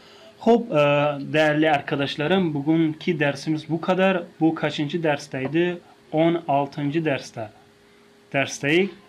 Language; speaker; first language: Turkish; non-native, fluent; Tajik